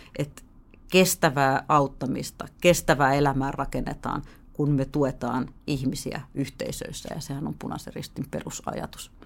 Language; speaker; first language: Finnish; native; Finnish